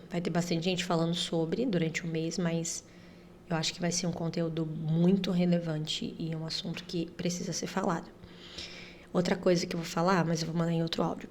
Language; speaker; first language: Portuguese; native; Portuguese